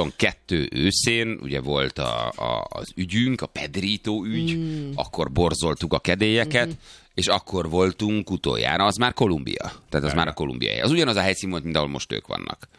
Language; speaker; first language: Hungarian; native; Hungarian